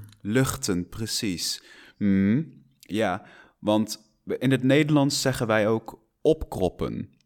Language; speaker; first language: Dutch; non-native, fluent; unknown